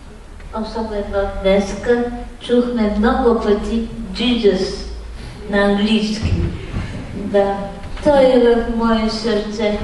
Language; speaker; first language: Bulgarian; non-native, fluent; Polish